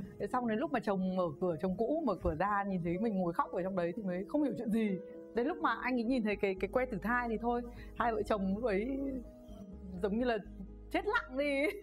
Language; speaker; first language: Vietnamese; native; Vietnamese